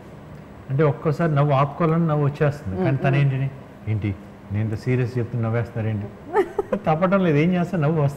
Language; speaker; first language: Telugu; native; Telugu